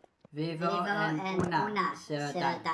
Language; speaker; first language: Spanish; non-native, learner; English